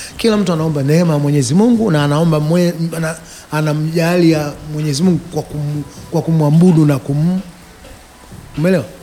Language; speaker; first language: Swahili; native; Swahili